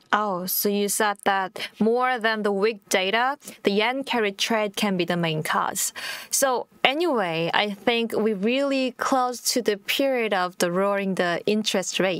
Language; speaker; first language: English; non-native, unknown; Korean